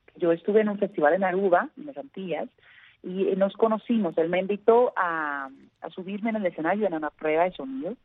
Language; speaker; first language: Spanish; non-native, fluent; Dutch